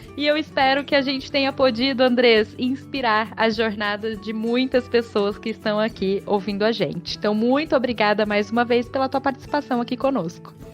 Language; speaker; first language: Portuguese; native; Portuguese